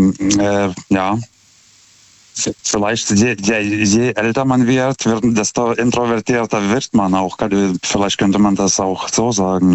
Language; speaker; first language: German; non-native, fluent; Lithuanian